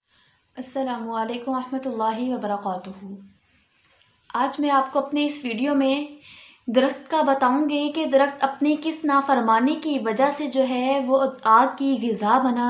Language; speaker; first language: Urdu; native; Urdu